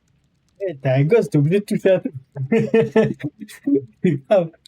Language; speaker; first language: French; native; French